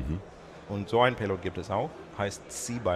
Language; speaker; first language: German; non-native, fluent; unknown